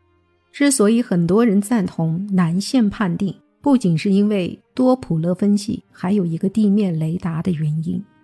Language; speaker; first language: Chinese; native; Chinese